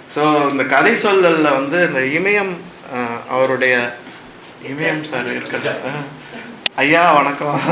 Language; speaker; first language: Tamil; native; Tamil